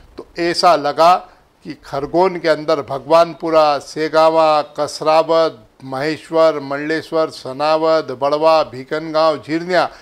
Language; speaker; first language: Hindi; native; Hindi